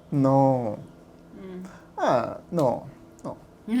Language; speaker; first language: Spanish; non-native, learner; Portuguese